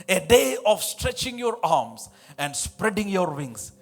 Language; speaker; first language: English; non-native, local second language; Telugu